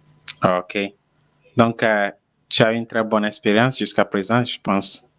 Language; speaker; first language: French; non-native, fluent; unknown